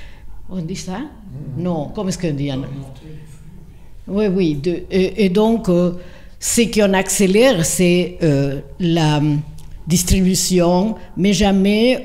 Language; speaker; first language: French; non-native, fluent; Spanish